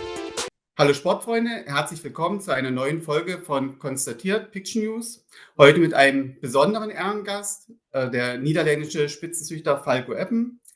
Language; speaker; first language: German; native; German